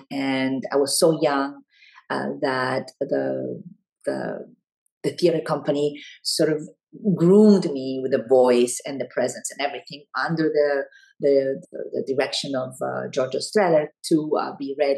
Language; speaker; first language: English; non-native, fluent; Italian